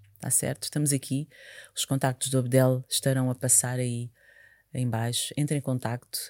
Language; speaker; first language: Portuguese; native; Portuguese